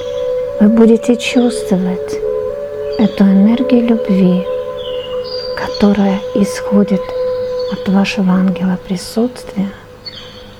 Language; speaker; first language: Russian; native; Russian